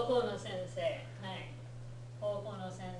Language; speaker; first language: Japanese; non-native, fluent; English